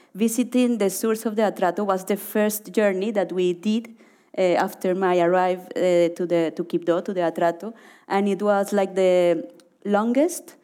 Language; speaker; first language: English; non-native, learner; Spanish